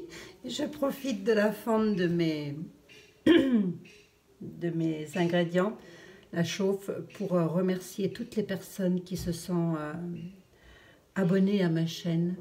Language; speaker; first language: French; native; French